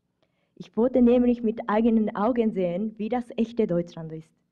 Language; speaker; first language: German; non-native, fluent; Japanese